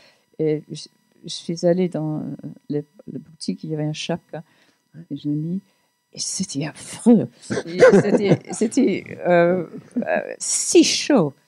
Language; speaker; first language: French; non-native, fluent; English